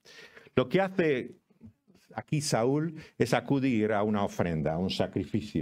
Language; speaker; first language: Spanish; native; Spanish